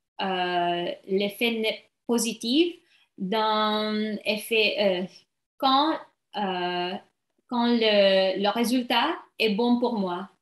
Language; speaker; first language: French; non-native, learner; English